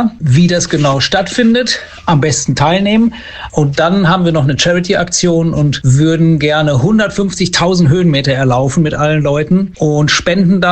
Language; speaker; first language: German; native; German